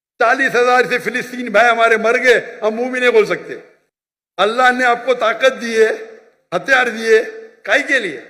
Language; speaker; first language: Hindi; non-native, local second language; Konkani